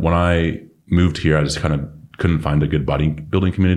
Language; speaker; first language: English; native; English